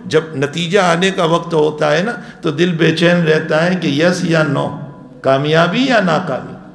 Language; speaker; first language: Urdu; non-native, local second language; Gujarati